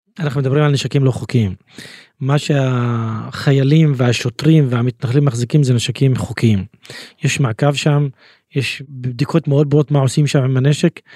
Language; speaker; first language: Hebrew; non-native, local second language; Arabic